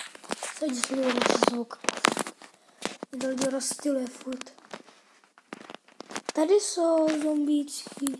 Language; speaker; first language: Czech; non-native, learner; Slovak